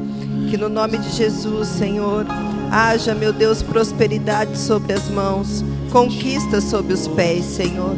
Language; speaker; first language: Portuguese; native; Portuguese